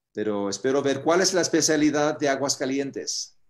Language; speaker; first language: Spanish; early bilingual, other home language; English